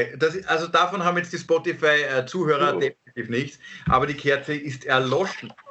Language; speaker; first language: German; native; German